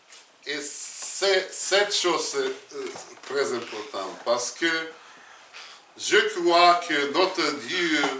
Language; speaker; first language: French; non-native, learner; Russian